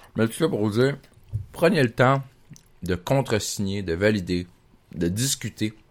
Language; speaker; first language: French; native; French